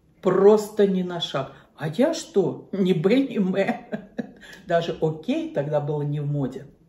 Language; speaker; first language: Russian; native; Russian